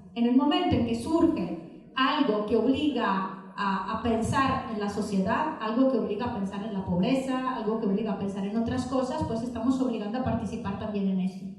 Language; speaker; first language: Spanish; non-native, fluent; Italian